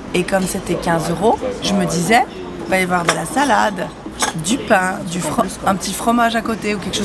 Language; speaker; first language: French; native; French